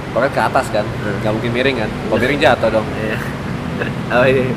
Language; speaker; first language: Indonesian; native; Indonesian